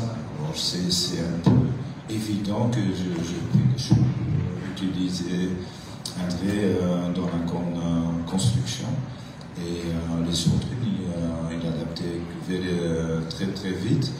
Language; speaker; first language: French; non-native, local second language; Dutch